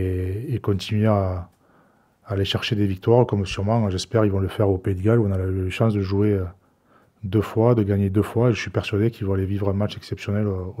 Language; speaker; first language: French; native; French